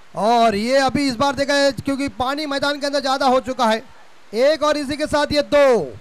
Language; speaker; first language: Hindi; non-native, local second language; Marathi